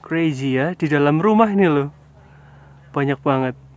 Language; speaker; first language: Indonesian; native; Indonesian